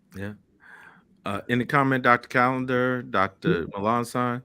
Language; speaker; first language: English; native; English